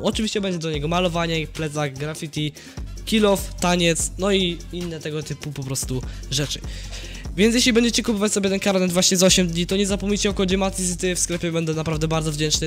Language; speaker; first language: Polish; native; Polish